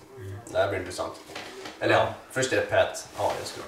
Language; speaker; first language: Swedish; native; Swedish